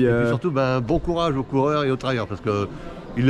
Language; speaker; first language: French; native; French